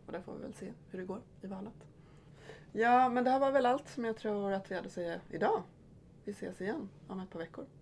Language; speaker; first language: Swedish; native; Swedish